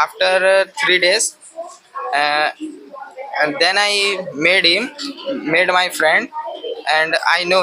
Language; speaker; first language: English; non-native, learner; Hindi